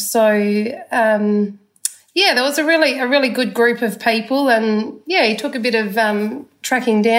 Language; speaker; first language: English; native; English